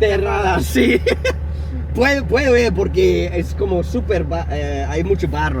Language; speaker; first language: Spanish; non-native, learner; English